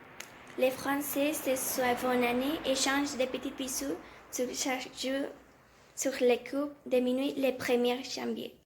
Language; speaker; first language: French; non-native, learner; Spanish